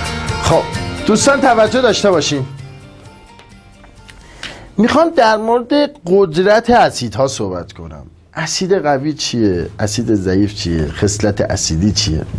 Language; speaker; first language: Persian; native; Persian